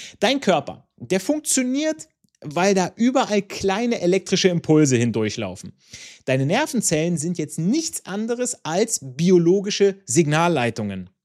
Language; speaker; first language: German; non-native, fluent; Italian